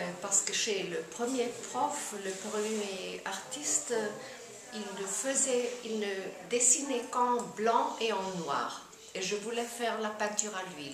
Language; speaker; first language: French; non-native, fluent; German